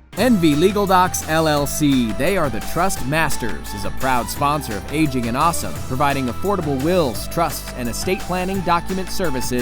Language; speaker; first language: English; native; English